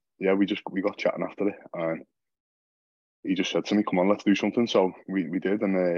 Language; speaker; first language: English; native; English